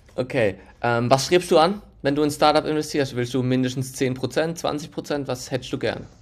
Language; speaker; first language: German; native; German